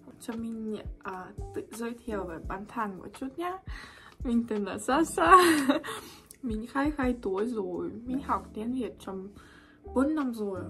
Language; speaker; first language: Vietnamese; non-native, learner; Russian